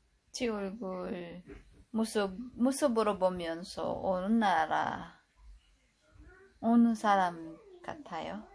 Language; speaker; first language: Korean; non-native, fluent; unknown